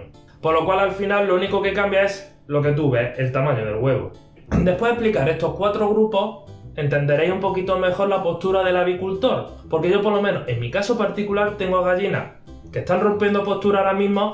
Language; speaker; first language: Spanish; native; Spanish